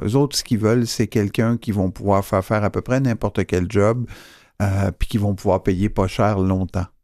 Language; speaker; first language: French; native; French